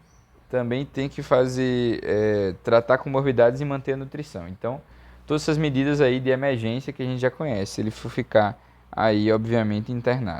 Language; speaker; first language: Portuguese; native; Portuguese